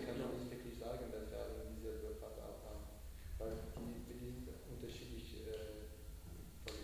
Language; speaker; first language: German; non-native, learner; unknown